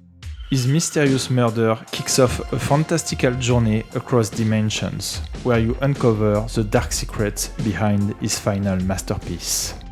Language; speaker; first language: English; non-native, fluent; French